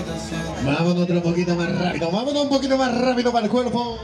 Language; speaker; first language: Spanish; native; Spanish